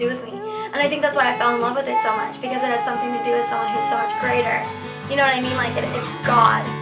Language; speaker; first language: English; native; English